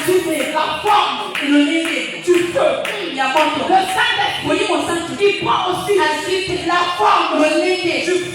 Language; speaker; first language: French; non-native, local second language; Lingala